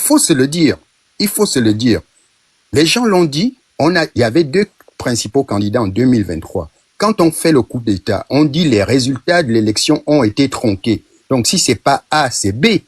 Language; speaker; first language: French; non-native, local second language; Fang